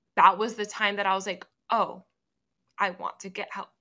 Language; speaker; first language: English; early bilingual, other home language; Spanish